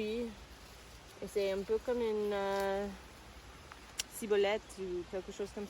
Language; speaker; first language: French; non-native, learner; English